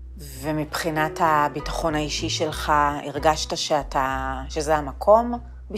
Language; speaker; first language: Hebrew; native; Hebrew